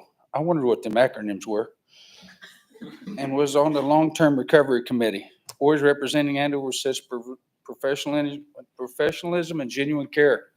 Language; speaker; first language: English; native; English